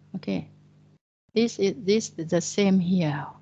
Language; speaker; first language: English; non-native, fluent; Vietnamese